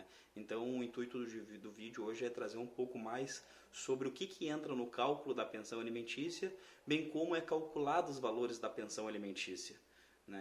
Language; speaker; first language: Portuguese; native; Portuguese